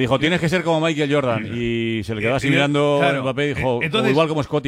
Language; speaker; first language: Spanish; native; Spanish